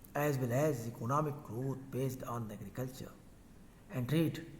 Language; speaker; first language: English; non-native, local second language; Hindi